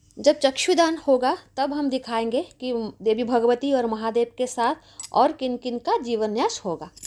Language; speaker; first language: Hindi; non-native, local second language; Bangla